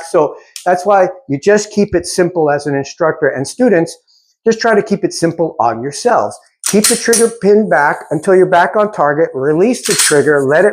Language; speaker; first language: English; native; English